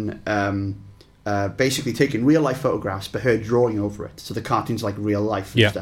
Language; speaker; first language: English; native; English